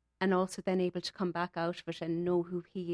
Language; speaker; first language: English; native; English